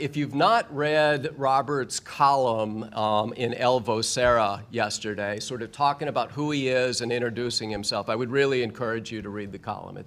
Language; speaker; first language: English; native; English